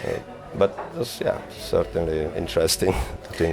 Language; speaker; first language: English; non-native, fluent; Hungarian